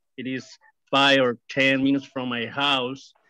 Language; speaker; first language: English; non-native, learner; Spanish